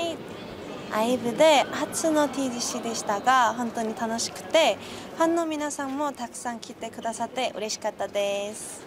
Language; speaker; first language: Japanese; non-native, learner; Korean